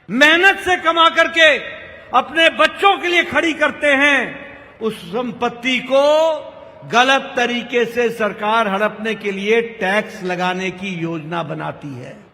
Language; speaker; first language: Hindi; native; Hindi